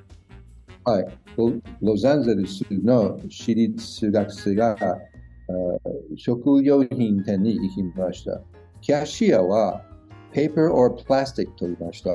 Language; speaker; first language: Japanese; non-native, learner; English